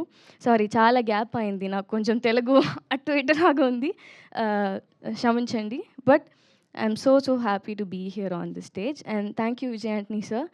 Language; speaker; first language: Telugu; non-native, learner; Tamil